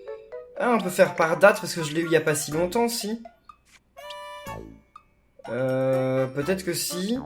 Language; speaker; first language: French; native; French